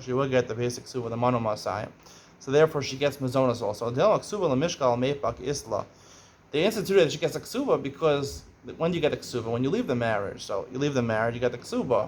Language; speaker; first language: English; native; English